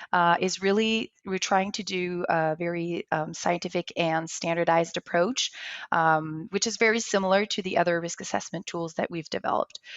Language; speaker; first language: English; non-native, local second language; French